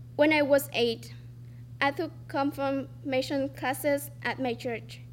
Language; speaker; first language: English; non-native, fluent; Vietnamese